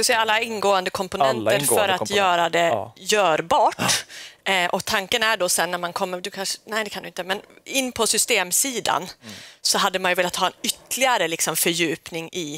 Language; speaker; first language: Swedish; native; Swedish